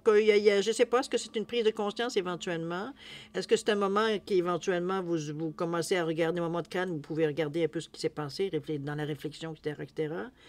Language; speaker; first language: French; native; French